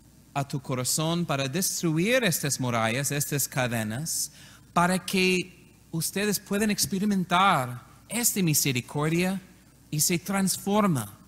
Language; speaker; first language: Spanish; non-native, learner; English